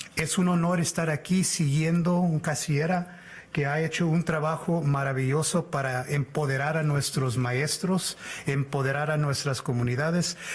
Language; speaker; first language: Spanish; early bilingual, heritage; Spanish